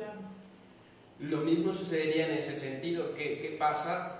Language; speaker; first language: Spanish; native; Spanish